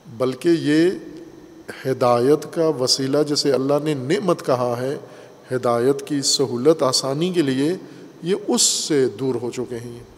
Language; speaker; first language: Urdu; native; Urdu